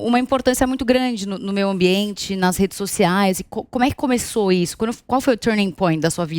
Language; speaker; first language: Portuguese; native; Portuguese